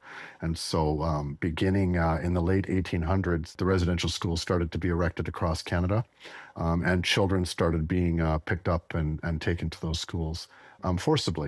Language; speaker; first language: English; native; English